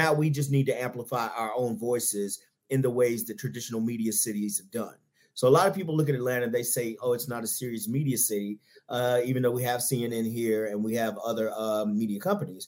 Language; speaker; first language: English; native; English